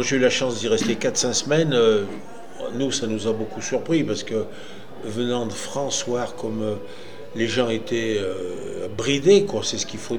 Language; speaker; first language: French; native; French